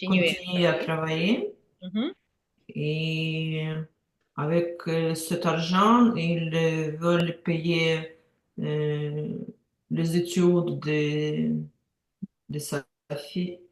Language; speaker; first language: French; non-native, learner; Ukrainian